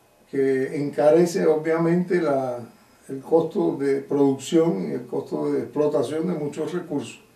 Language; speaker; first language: Spanish; native; Spanish